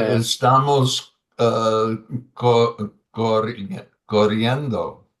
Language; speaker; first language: Spanish; non-native, learner; English